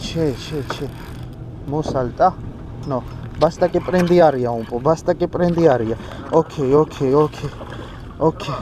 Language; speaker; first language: Italian; non-native, learner; Georgian